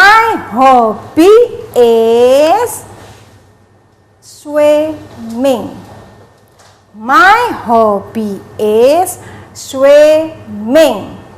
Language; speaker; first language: English; non-native, learner; Indonesian